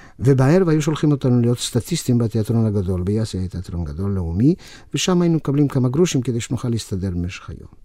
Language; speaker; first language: Hebrew; non-native, fluent; Yiddish